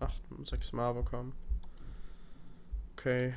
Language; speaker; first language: German; native; German